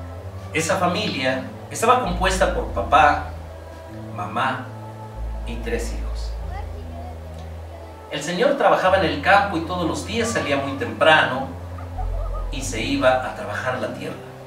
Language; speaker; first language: Spanish; native; Spanish